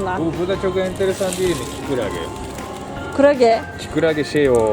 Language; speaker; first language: Turkish; non-native, fluent; Japanese